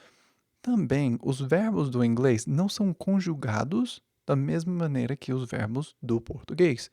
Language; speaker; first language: Portuguese; non-native, fluent; English